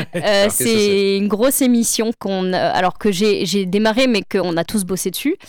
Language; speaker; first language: French; native; French